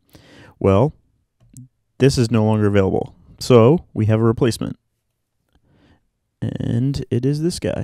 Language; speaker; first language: English; native; English